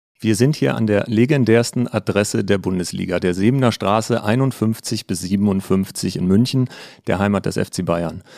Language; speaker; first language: German; native; German